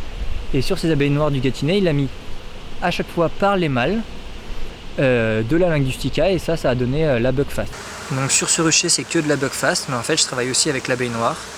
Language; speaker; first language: French; native; French